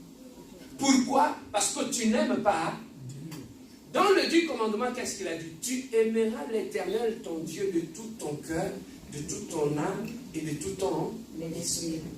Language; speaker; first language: French; non-native, local second language; Lingala